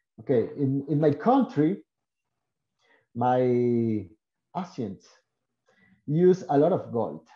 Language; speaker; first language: English; non-native, learner; Spanish